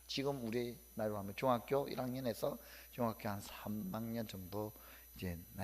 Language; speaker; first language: Korean; native; Korean